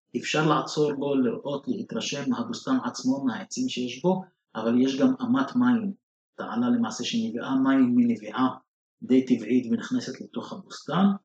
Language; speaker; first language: Hebrew; non-native, local second language; Arabic